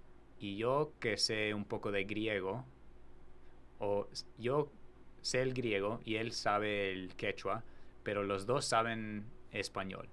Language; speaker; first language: Spanish; non-native, fluent; English